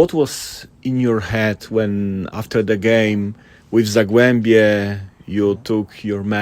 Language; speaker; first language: English; non-native, fluent; Polish